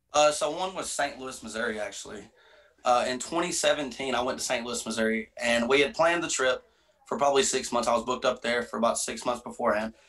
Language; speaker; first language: English; native; English